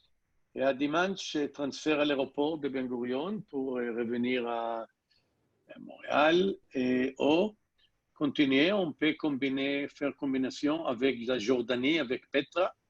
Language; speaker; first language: French; non-native, learner; Hebrew